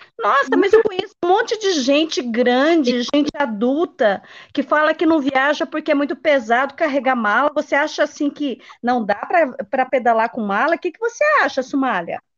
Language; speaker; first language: Portuguese; native; Portuguese